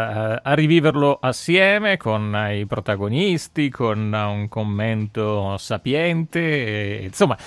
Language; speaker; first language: Italian; native; Italian